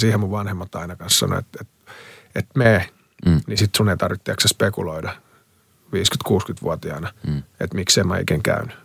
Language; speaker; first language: Finnish; early bilingual, other home language; Spanish